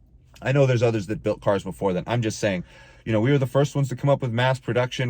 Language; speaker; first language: English; native; English